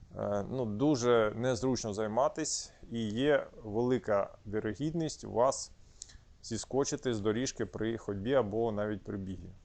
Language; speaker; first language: Ukrainian; non-native, local second language; Russian